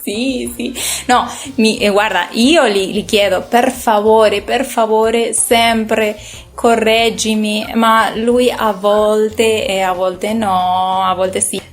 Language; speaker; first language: Italian; non-native, learner; Spanish